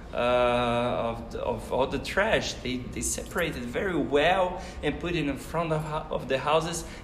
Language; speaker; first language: English; non-native, fluent; Portuguese